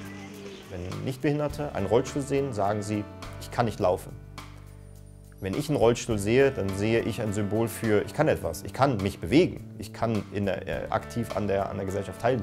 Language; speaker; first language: German; native; German